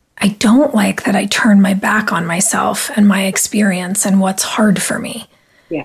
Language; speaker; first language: English; native; English